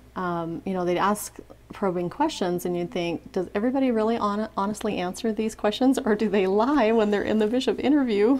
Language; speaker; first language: English; native; English